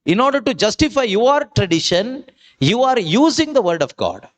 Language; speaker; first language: English; non-native, local second language; Kannada